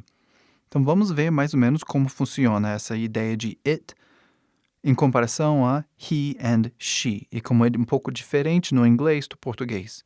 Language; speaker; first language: Portuguese; non-native, fluent; English